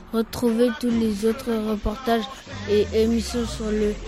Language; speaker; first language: French; native; French